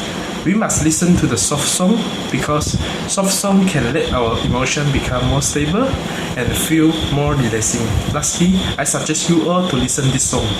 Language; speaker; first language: English; non-native, learner; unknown